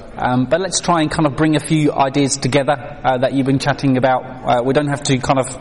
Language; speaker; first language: English; non-native, fluent; Dutch